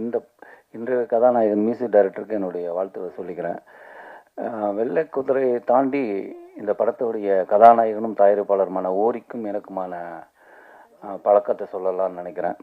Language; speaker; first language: Tamil; native; Tamil